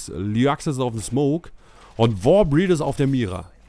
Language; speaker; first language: German; native; German